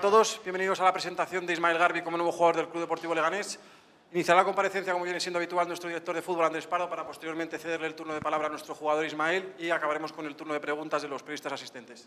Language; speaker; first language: Spanish; native; Spanish